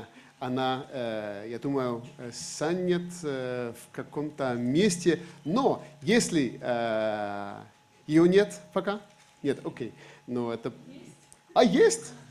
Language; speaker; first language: Russian; non-native, fluent; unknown